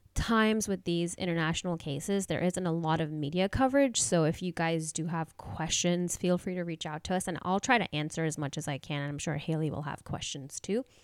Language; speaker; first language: English; non-native, local second language; Hindi